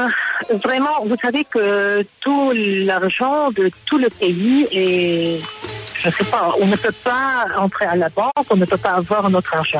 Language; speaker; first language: French; non-native, local second language; Arabic